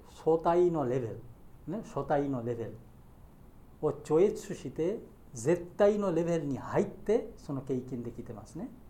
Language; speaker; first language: Japanese; non-native, learner; Bangla